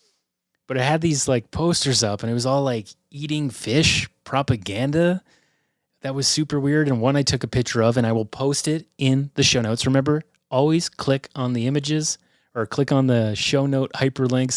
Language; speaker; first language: English; native; English